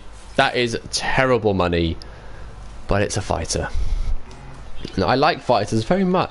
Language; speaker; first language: English; native; English